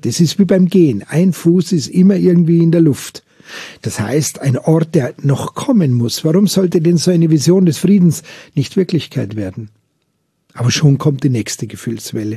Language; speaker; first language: German; native; German